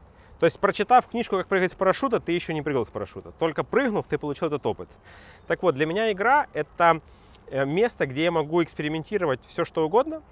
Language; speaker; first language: Russian; native; Russian